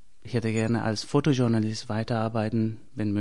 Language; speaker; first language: German; non-native, learner; Persian